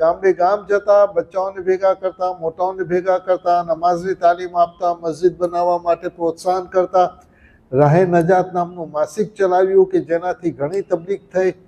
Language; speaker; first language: Gujarati; early bilingual, heritage; Gujarati